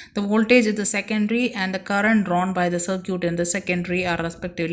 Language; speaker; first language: English; non-native, local second language; Malayalam